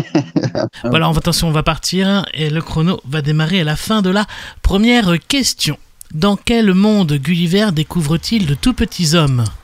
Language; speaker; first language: French; native; French